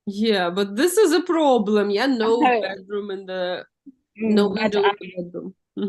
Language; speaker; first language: English; non-native, fluent; Russian